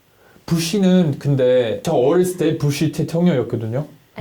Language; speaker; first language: Korean; non-native, learner; English